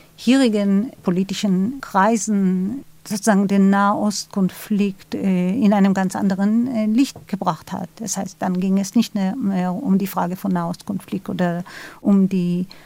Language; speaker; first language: German; non-native, fluent; Hebrew